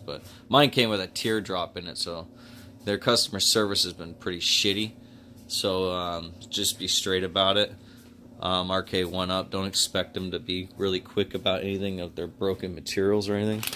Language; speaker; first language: English; native; English